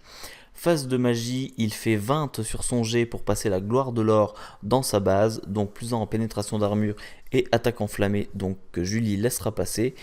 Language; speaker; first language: French; native; French